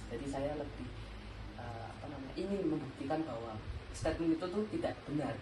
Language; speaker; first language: Indonesian; native; Indonesian